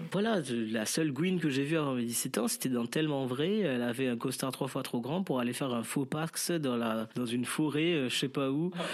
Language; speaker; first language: French; non-native, local second language; Morisyen